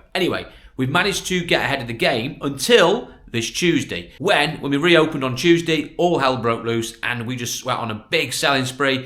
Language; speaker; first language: English; native; English